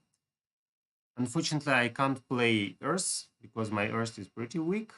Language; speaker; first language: English; non-native, fluent; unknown